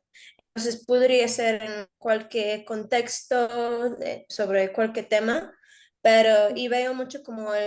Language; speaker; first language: Spanish; early bilingual, heritage; Spanish